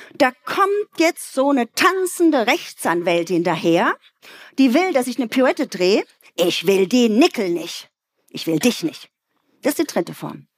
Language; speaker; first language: German; native; German